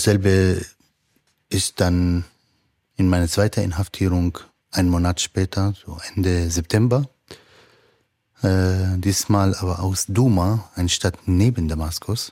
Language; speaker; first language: German; non-native, fluent; Arabic